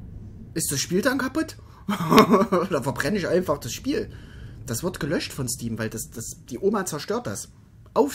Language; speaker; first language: German; native; German